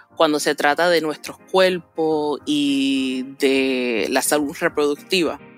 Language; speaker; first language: Spanish; native; Spanish